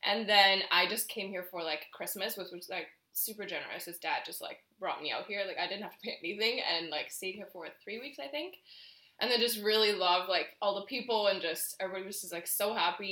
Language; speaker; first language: English; non-native, fluent; German